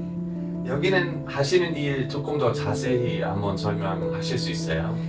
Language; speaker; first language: Korean; non-native, fluent; German